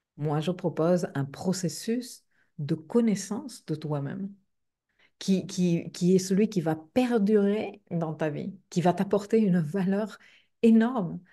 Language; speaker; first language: French; non-native, fluent; Spanish